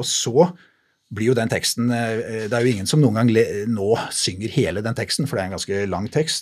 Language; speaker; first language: Norwegian; native; Norwegian